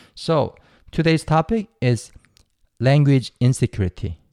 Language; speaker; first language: English; non-native, fluent; Korean